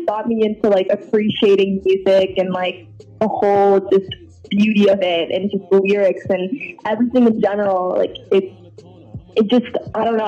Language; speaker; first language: English; native; English